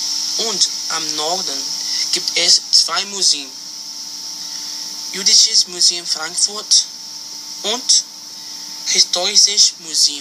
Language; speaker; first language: German; non-native, learner; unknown